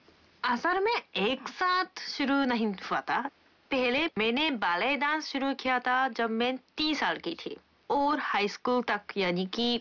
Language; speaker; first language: Hindi; non-native, fluent; Japanese